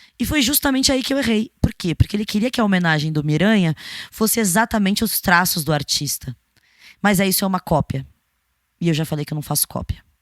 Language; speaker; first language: Portuguese; native; Portuguese